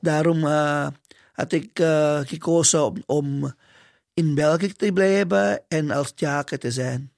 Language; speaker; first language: Dutch; non-native, fluent; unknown